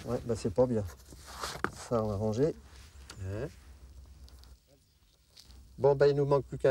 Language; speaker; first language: French; native; French